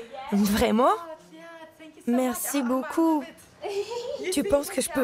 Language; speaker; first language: French; non-native, fluent; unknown